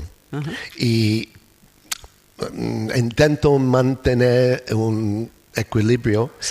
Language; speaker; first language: Spanish; non-native, fluent; English